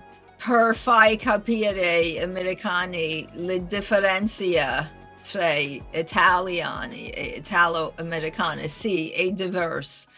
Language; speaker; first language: Italian; non-native, learner; English